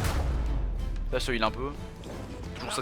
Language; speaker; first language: French; native; French